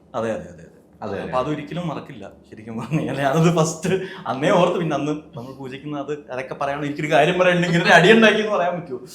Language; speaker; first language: Malayalam; native; Malayalam